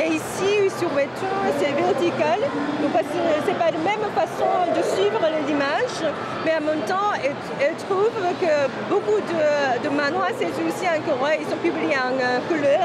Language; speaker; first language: French; non-native, fluent; Korean